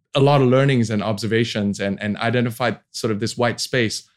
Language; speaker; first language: English; non-native, local second language; Cantonese